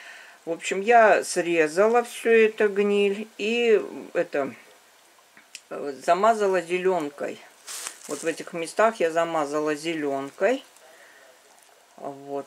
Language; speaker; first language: Russian; native; Russian